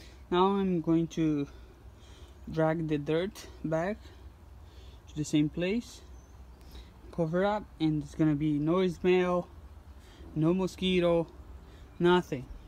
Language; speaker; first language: English; non-native, fluent; Portuguese